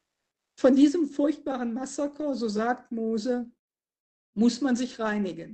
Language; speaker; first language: German; native; German